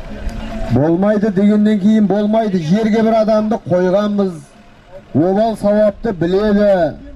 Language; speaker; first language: Kazakh; native; Kazakh